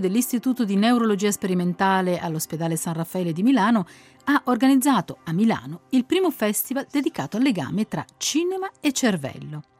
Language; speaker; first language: Italian; native; Italian